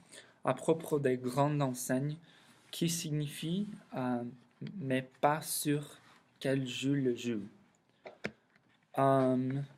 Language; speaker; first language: French; non-native, learner; English